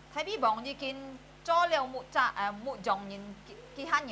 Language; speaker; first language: Chinese; early bilingual, heritage; Hakka Chinese